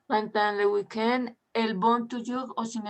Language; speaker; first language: French; non-native, learner; Spanish